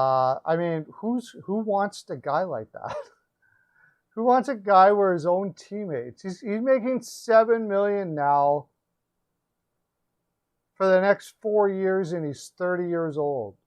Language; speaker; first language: English; native; English